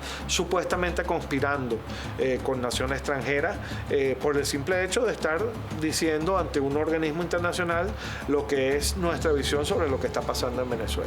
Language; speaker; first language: Spanish; native; Spanish